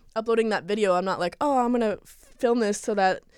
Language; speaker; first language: English; native; English